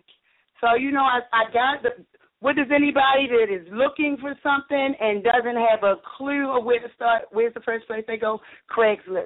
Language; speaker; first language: English; native; English